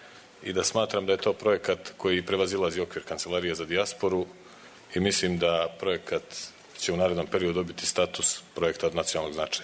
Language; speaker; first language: Serbian; native; Serbian